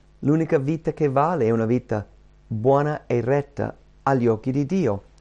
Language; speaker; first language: Italian; non-native, fluent; English